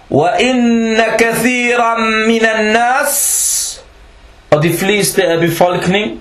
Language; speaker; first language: Danish; early bilingual, other home language; Arabic